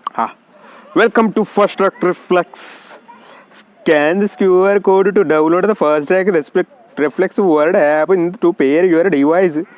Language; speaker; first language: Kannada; non-native, local second language; Tulu